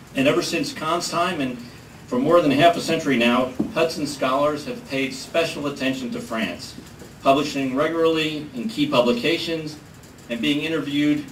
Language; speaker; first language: English; native; English